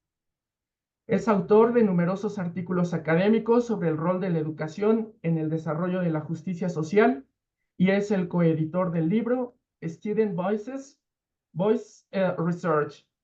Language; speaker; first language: Spanish; native; Spanish